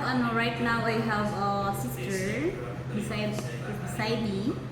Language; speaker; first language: English; non-native, learner; Filipino